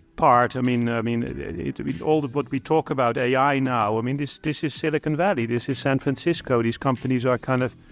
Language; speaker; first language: English; non-native, fluent; Dutch